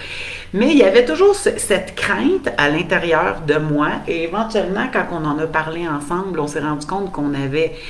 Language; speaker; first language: French; native; French